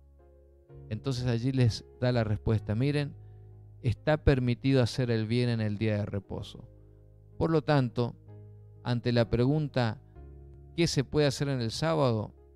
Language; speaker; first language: Spanish; native; Spanish